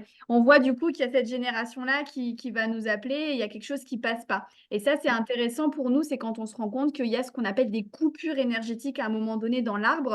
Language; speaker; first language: French; native; French